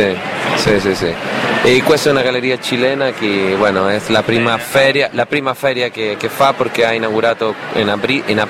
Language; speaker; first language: Italian; non-native, learner; Spanish